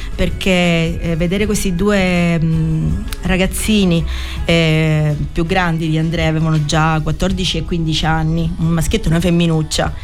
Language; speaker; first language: Italian; native; Italian